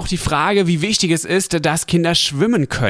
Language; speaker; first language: German; native; German